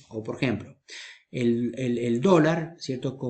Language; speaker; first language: Spanish; native; Spanish